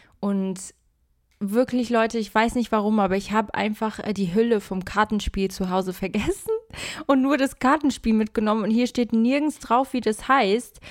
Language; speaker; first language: German; early bilingual, other home language; Portuguese